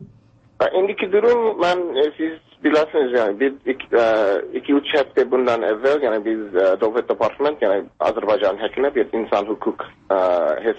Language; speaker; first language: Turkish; non-native, fluent; English